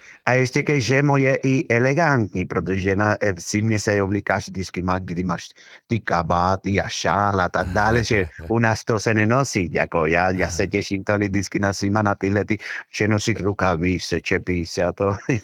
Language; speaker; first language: Czech; non-native, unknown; Spanish